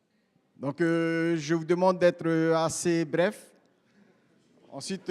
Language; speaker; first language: French; native; French